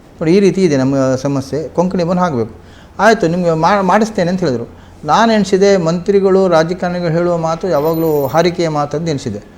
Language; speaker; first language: Kannada; non-native, local second language; Konkani